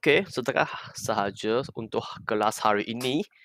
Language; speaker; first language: Malay; non-native, local second language; Chinese